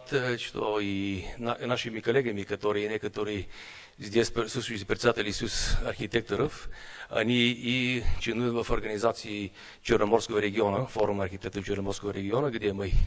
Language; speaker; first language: Russian; non-native, learner; Bulgarian